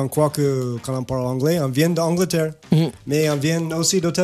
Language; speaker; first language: French; non-native, fluent; English